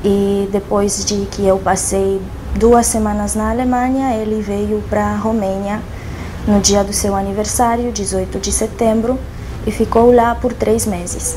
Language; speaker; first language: Portuguese; non-native, fluent; Romanian